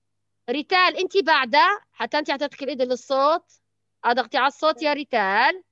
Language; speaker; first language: Arabic; native; Arabic